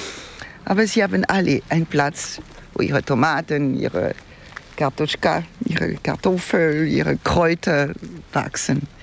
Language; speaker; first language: German; non-native, fluent; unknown